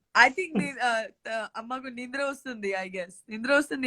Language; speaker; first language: Telugu; non-native, learner; Gujarati